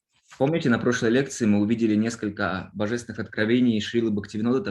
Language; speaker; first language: Russian; native; Russian